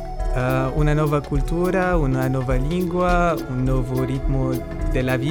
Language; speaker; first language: Italian; non-native, learner; Arabic